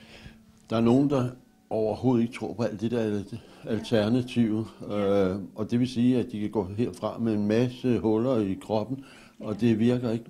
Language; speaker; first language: Danish; native; Danish